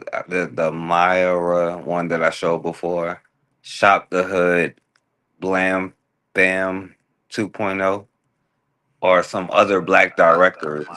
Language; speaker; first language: English; native; English